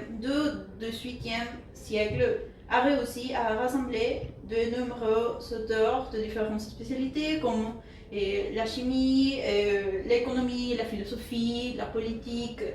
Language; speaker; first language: French; non-native, learner; Spanish